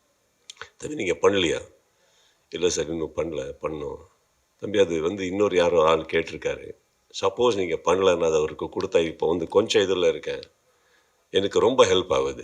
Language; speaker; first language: Tamil; non-native, learner; Kannada